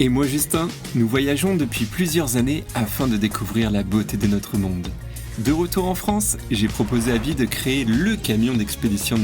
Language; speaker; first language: French; native; French